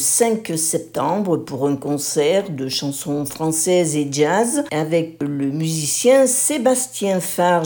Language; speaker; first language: French; native; French